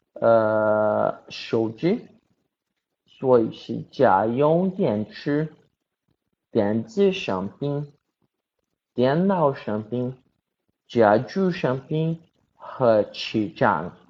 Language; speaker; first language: Chinese; non-native, learner; Portuguese